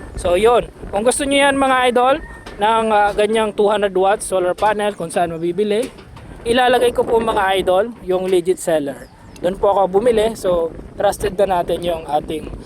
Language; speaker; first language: Filipino; non-native, local second language; Bikol